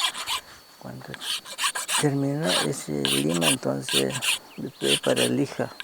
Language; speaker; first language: Spanish; non-native, local second language; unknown